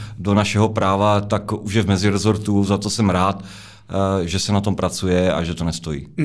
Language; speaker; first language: Czech; native; Czech